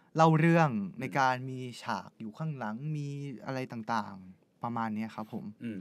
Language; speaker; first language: Thai; native; Thai